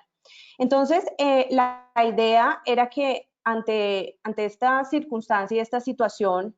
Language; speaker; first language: Spanish; native; Spanish